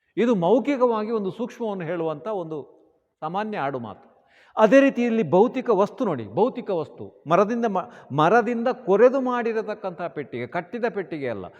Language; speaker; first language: Kannada; non-native, local second language; Tulu